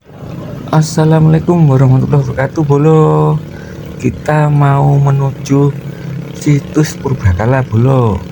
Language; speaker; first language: Indonesian; non-native, local second language; Javanese